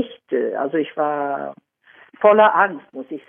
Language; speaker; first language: German; non-native, fluent; Swedish